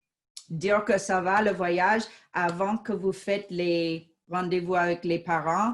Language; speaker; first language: French; non-native, fluent; English